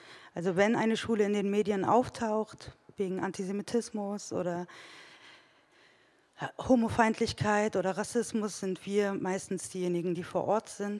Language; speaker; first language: German; early bilingual, other home language; Turkish